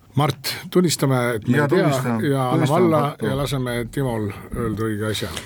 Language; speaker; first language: Estonian; native; Estonian